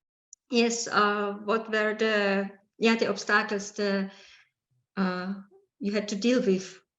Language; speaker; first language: English; non-native, learner; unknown